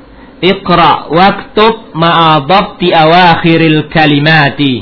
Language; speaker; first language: Arabic; non-native, fluent; Indonesian